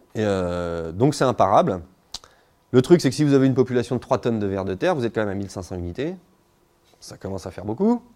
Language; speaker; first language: French; native; French